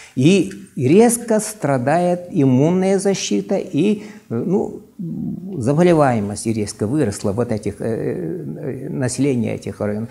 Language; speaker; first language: Russian; non-native, local second language; Yakut